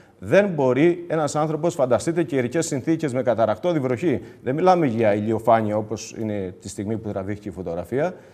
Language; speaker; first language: Greek; native; Greek